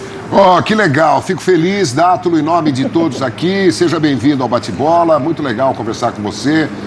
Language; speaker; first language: Portuguese; native; Portuguese